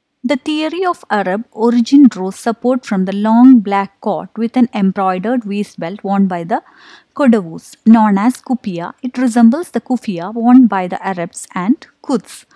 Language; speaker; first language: English; non-native, local second language; Malayalam